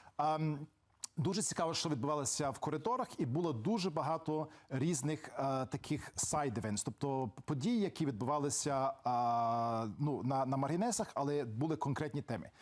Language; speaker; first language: Ukrainian; early bilingual, heritage; Ukrainian